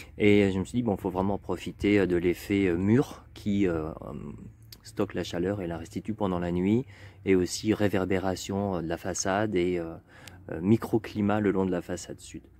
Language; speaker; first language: French; native; French